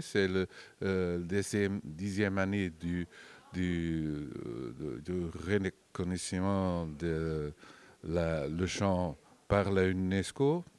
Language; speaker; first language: French; non-native, fluent; Portuguese